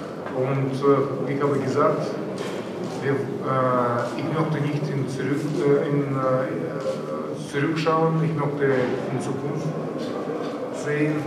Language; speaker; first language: German; non-native, learner; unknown